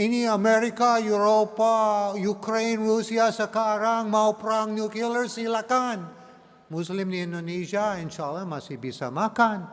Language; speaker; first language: Indonesian; non-native, learner; English